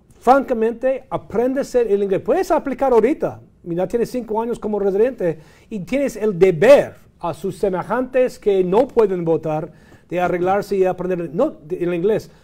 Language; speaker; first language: Spanish; non-native, fluent; English